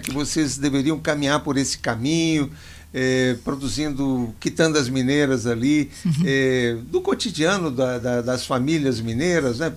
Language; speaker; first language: Portuguese; native; Portuguese